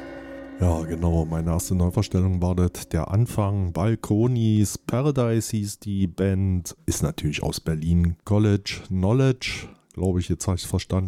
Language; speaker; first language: German; native; German